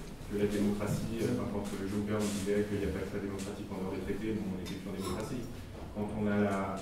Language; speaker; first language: French; native; French